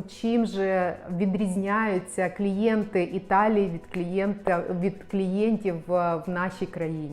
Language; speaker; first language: Ukrainian; non-native, local second language; Russian